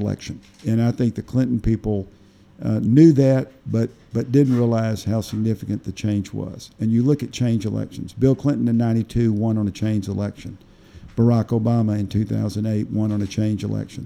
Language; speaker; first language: English; native; English